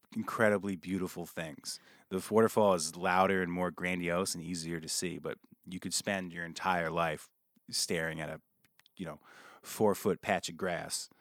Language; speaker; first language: English; native; English